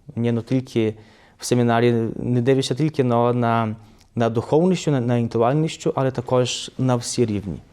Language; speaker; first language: Ukrainian; early bilingual, heritage; Portuguese